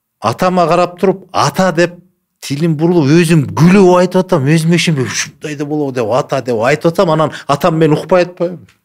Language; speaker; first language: Kyrgyz; non-native, local second language; Russian